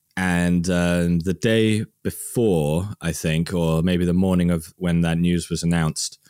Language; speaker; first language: English; native; English